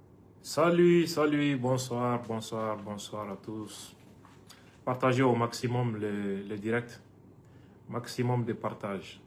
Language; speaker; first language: French; non-native, local second language; Bambara